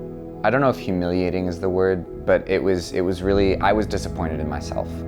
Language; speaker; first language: English; native; English